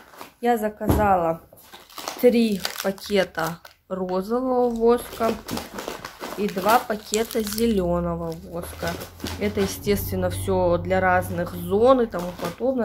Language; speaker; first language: Russian; native; Russian